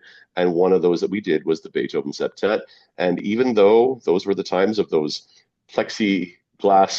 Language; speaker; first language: English; native; English